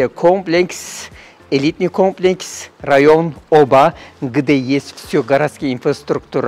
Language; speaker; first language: Russian; non-native, learner; Turkish